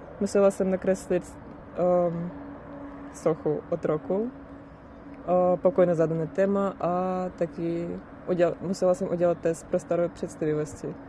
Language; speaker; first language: Czech; non-native, fluent; Russian